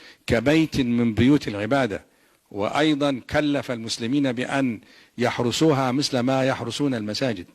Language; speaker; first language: Arabic; native; Arabic